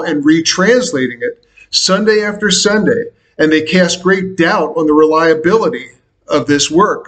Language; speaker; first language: English; native; English